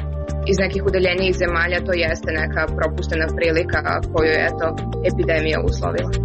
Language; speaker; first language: Serbian; native; Serbian